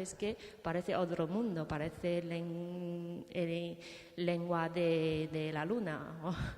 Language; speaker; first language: Spanish; non-native, fluent; Chinese